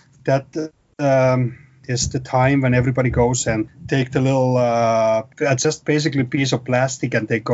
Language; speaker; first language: English; non-native, fluent; Finnish